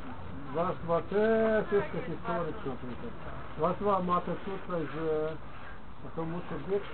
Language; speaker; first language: Polish; non-native, learner; Slovenian